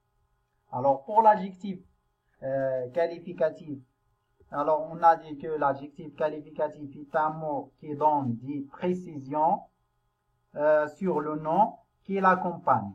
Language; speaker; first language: French; non-native, local second language; Arabic